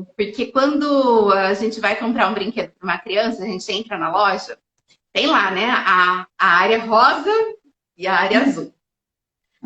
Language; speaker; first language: Portuguese; native; Portuguese